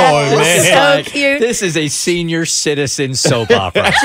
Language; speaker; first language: English; native; English